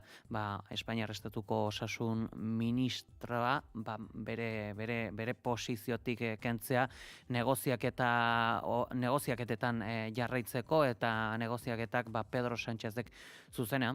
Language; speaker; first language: Basque; native; Basque